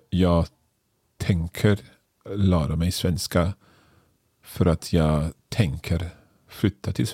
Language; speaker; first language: Swedish; non-native, learner; English